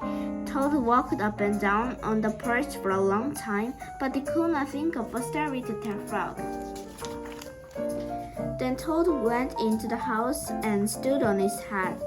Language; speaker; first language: English; non-native, learner; Korean